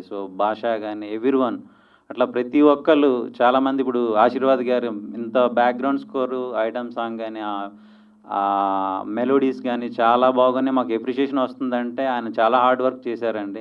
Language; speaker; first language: Telugu; native; Telugu